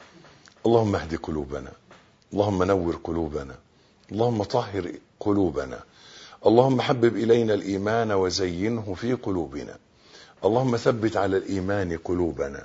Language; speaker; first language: Arabic; native; Arabic